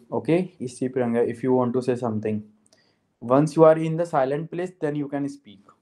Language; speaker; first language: English; non-native, local second language; Hindi